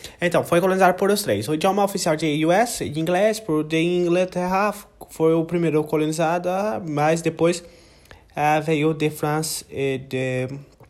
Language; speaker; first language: Portuguese; non-native, learner; English